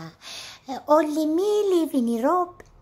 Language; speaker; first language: English; non-native, learner; Amharic